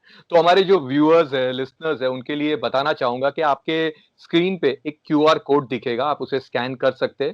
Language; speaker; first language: Hindi; native; Hindi